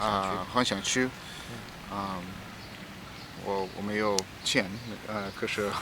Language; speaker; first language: Chinese; non-native, learner; English